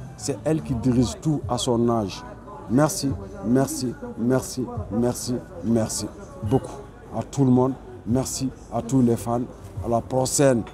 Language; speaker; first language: French; non-native, learner; Soninke